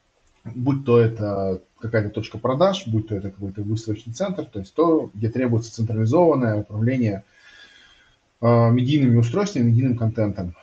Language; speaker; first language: Russian; native; Russian